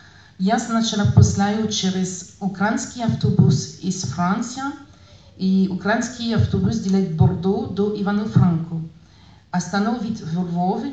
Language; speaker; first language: Russian; non-native, learner; French